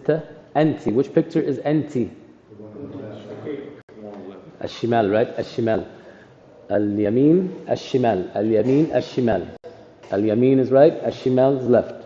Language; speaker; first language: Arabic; non-native, fluent; English